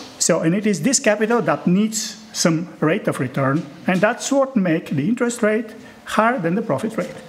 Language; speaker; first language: English; non-native, fluent; Bulgarian